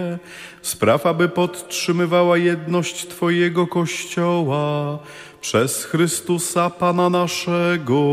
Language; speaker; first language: Polish; native; Polish